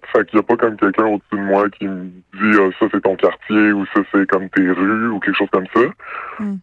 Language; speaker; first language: French; native; French